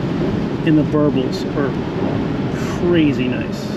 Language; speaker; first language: English; native; English